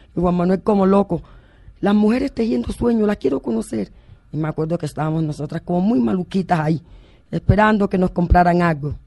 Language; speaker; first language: Spanish; native; Spanish